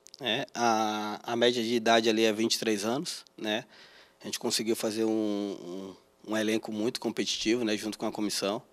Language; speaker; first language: Portuguese; native; Portuguese